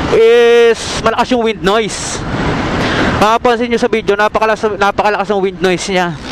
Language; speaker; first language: Filipino; native; Filipino